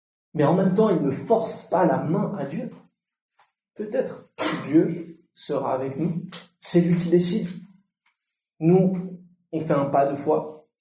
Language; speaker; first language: French; native; French